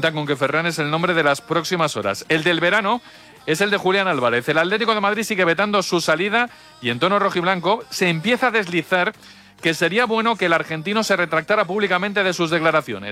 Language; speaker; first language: Spanish; native; Spanish